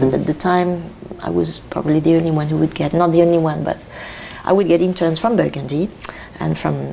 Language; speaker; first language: English; non-native, fluent; French